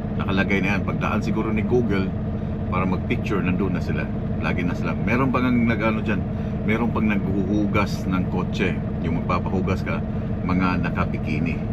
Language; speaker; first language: Filipino; non-native, local second language; Cebuano